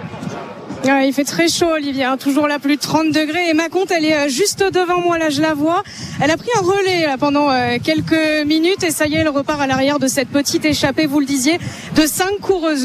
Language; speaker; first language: French; native; French